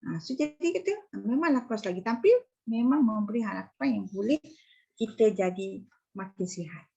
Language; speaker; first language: Malay; native; Malay